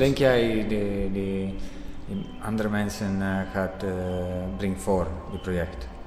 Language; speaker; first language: Dutch; non-native, learner; Italian